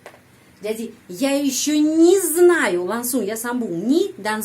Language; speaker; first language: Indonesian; non-native, fluent; Russian